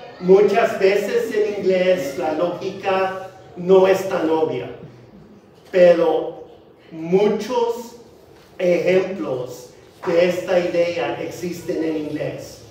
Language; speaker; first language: Spanish; non-native, fluent; English